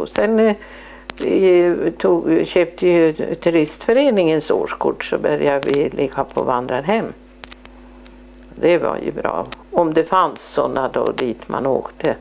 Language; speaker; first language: Swedish; native; Swedish